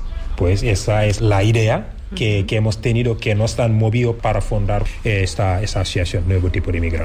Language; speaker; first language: Spanish; non-native, fluent; Wolof